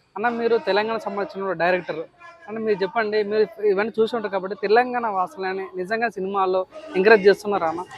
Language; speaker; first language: Telugu; native; Telugu